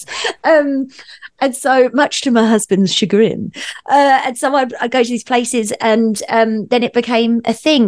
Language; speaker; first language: English; native; English